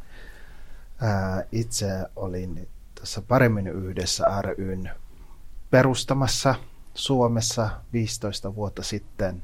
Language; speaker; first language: Finnish; non-native, fluent; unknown